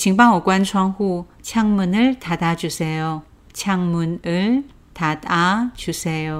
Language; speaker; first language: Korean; non-native, fluent; Chinese